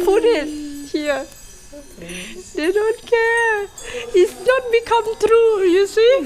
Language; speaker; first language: English; non-native, learner; Thai